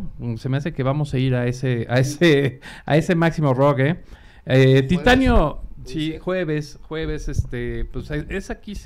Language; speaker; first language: Spanish; native; Spanish